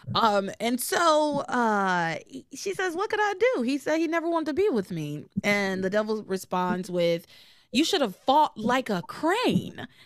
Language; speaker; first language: English; native; English